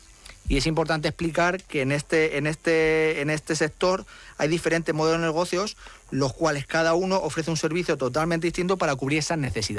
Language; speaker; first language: Spanish; native; Spanish